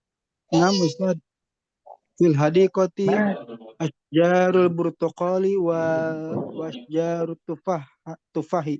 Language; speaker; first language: Arabic; non-native, learner; Indonesian